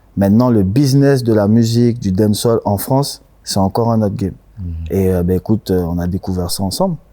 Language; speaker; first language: French; native; French